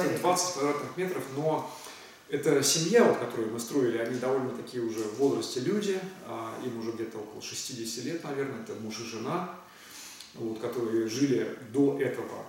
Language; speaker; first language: Russian; native; Russian